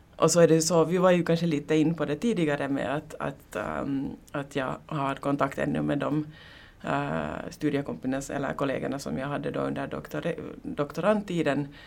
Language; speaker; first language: Swedish; native; Swedish